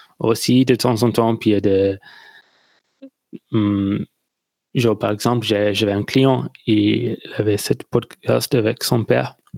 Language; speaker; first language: French; non-native, learner; English